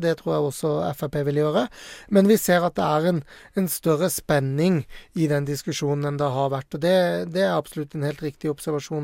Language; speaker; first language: Norwegian; native; Norwegian